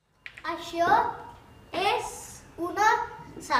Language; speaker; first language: Catalan; non-native, learner; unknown